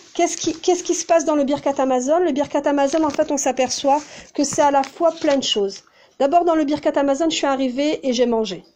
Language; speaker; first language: French; early bilingual, heritage; Hebrew